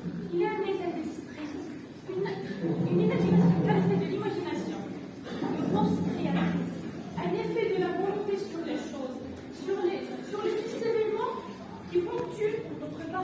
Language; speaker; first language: French; non-native, local second language; Arabic